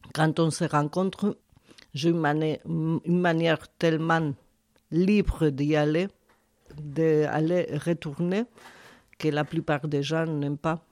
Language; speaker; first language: French; non-native, fluent; Spanish